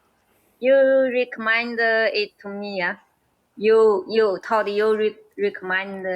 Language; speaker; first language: English; non-native, learner; Chinese